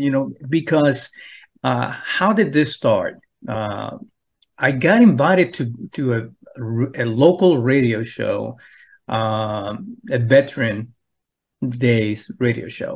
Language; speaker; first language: English; non-native, fluent; Spanish